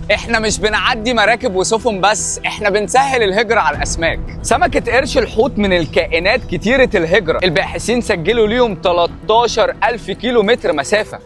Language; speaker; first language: Egyptian Arabic; native; Egyptian Arabic